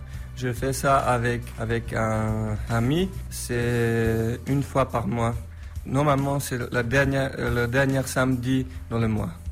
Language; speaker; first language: French; non-native, fluent; Slovenian